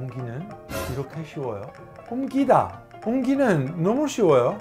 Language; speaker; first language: Korean; non-native, learner; Italian